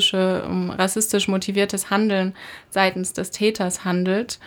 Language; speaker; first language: German; native; German